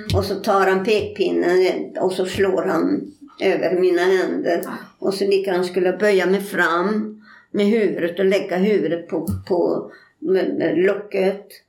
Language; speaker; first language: Swedish; native; Swedish